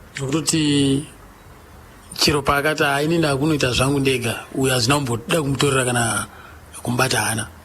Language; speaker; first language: Shona; native; Shona